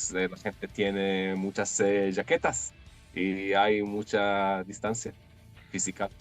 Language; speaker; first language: Spanish; non-native, learner; Hebrew